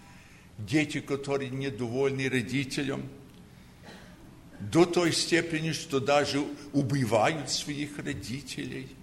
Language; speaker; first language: Russian; early bilingual, heritage; Russian